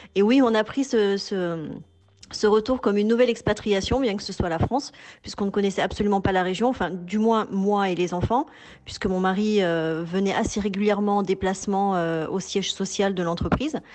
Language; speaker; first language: French; native; French